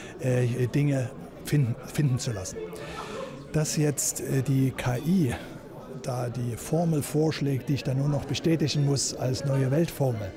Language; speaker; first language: German; native; German